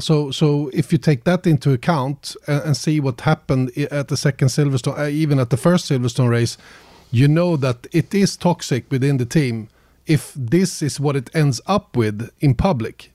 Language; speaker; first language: English; non-native, fluent; Swedish